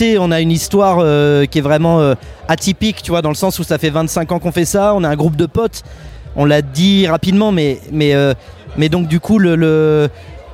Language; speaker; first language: French; native; French